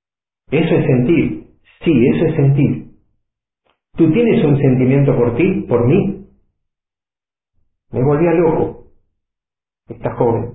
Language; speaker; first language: Spanish; native; Spanish